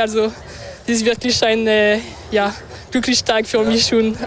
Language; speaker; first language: German; non-native, local second language; French